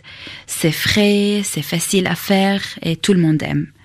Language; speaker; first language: French; non-native, fluent; Arabic